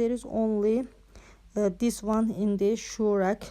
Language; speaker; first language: English; non-native, fluent; Azerbaijani